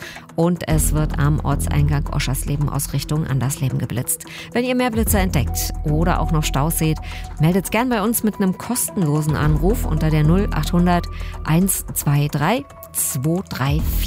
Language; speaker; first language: German; native; German